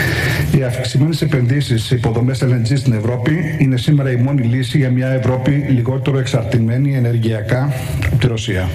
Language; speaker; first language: Greek; native; Greek